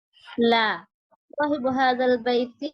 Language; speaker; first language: Arabic; non-native, learner; Bangla